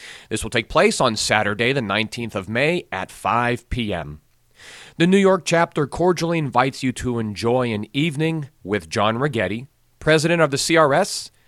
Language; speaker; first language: English; native; English